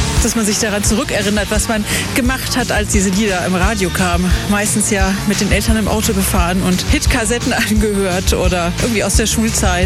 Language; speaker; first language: German; native; German